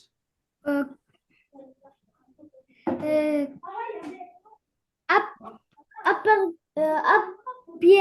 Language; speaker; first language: French; non-native, learner; Arabic